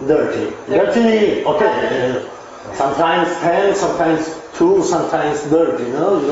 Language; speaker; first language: English; non-native, learner; Italian